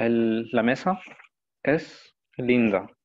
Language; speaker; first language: Spanish; non-native, learner; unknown